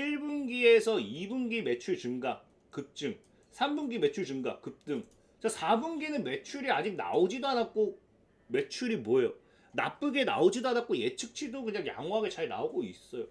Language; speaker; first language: Korean; native; Korean